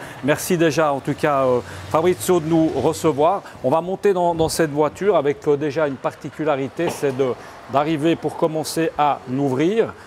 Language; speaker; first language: French; native; French